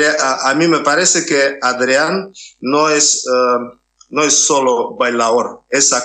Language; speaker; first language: Spanish; non-native, fluent; Russian